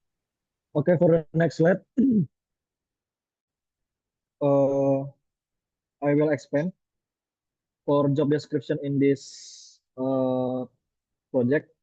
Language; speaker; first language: English; non-native, learner; Indonesian